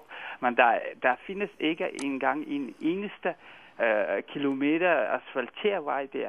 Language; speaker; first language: Danish; non-native, fluent; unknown